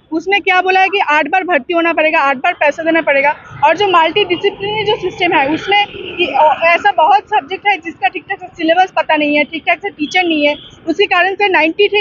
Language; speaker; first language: Hindi; non-native, local second language; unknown